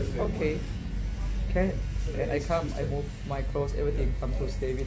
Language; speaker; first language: English; non-native, learner; Thai